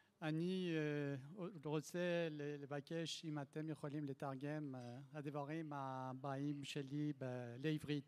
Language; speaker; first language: Hebrew; non-native, fluent; French